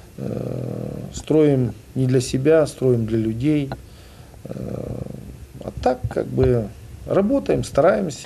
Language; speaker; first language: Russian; native; Russian